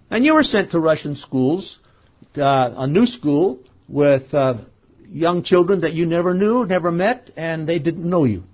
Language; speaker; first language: English; native; English